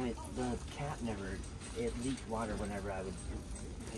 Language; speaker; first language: English; native; English